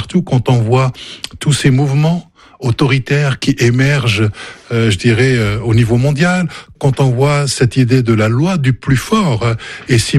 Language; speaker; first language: French; non-native, local second language; Arabic